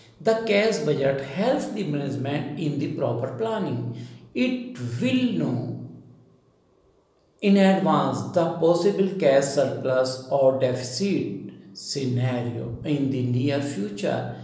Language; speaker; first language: English; non-native, local second language; Hindi